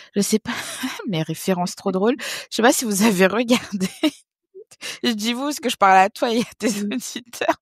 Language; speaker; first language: French; early bilingual, other home language; Haitian Creole